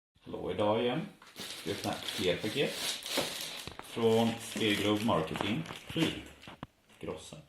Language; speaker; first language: Swedish; native; Swedish